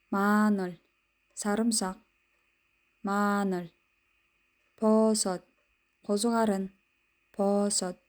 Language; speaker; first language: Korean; non-native, fluent; Kyrgyz